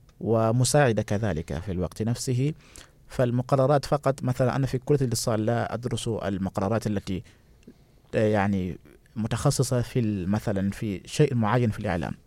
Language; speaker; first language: Arabic; non-native, fluent; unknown